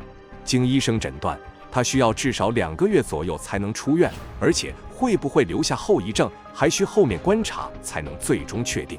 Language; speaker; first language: Chinese; native; Chinese